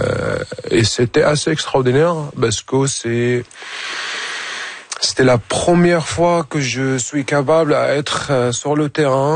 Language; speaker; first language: French; non-native, fluent; Arabic